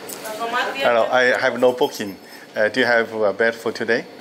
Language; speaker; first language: English; non-native, learner; Chinese